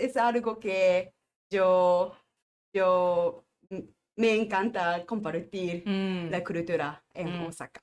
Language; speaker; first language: Spanish; non-native, learner; Japanese